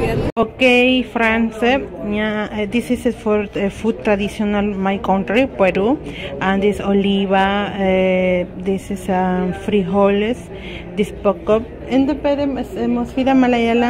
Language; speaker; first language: English; non-native, learner; Spanish